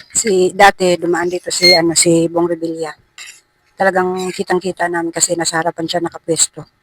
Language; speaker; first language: Filipino; non-native, local second language; Cebuano